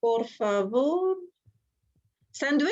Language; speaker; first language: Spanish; non-native, learner; English